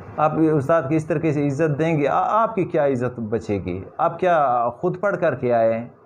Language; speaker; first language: Urdu; non-native, local second language; Pashto